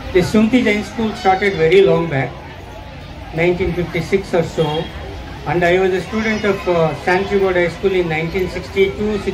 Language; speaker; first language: English; non-native, local second language; Kannada